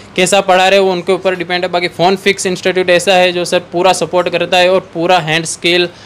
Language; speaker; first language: Hindi; non-native, local second language; Gujarati